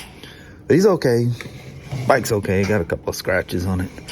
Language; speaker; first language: English; native; English